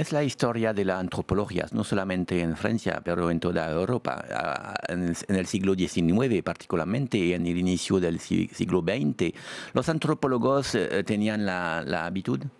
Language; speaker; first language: Spanish; non-native, fluent; French